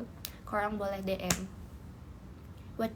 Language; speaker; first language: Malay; non-native, learner; Indonesian